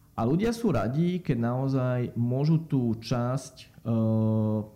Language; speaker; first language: Slovak; native; Slovak